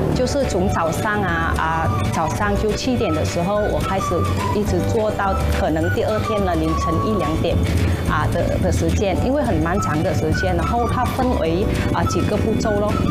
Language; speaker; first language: Chinese; non-native, fluent; Vietnamese